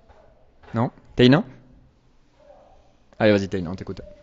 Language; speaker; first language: French; native; French